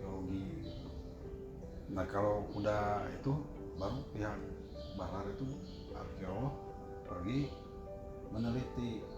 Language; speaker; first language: Indonesian; native; Indonesian